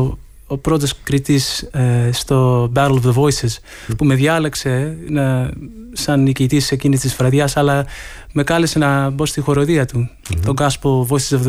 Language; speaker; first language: Greek; early bilingual, heritage; Greek